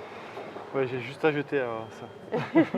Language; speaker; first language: French; non-native, local second language; Dutch